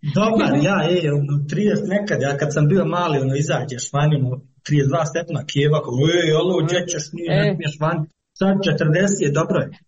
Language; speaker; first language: Serbian; native; Serbian